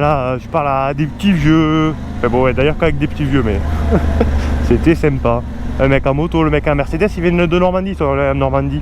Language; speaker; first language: French; native; French